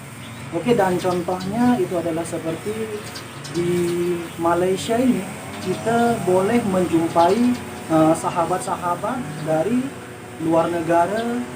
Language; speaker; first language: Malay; non-native, local second language; Madurese